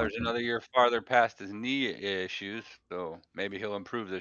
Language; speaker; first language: English; native; English